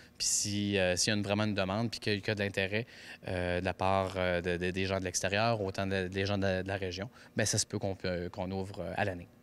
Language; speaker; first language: French; native; French